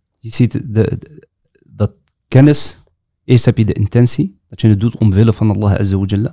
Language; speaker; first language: Dutch; early bilingual, other home language; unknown